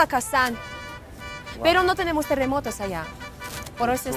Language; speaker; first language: Spanish; non-native, learner; Russian